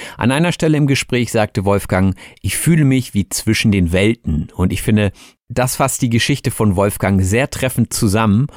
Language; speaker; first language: German; native; German